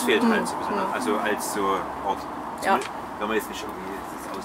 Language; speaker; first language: German; native; German